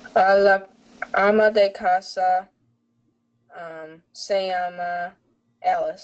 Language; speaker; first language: Spanish; non-native, learner; English